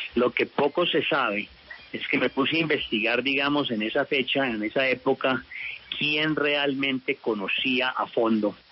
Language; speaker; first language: Spanish; early bilingual, heritage; Spanish